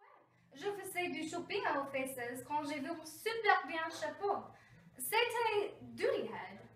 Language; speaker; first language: French; non-native, learner; English